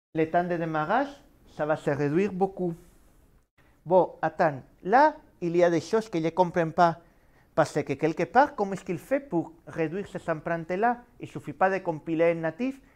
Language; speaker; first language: French; non-native, fluent; Spanish